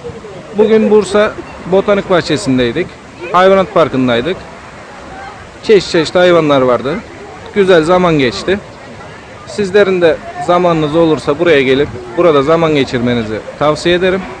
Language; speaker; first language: Turkish; native; Turkish